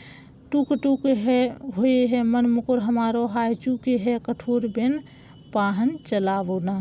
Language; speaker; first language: Hindi; native; Hindi